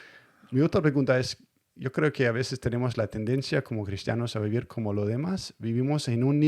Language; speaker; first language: Spanish; non-native, learner; Danish